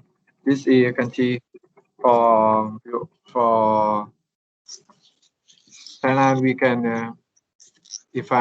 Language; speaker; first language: English; non-native, learner; Vietnamese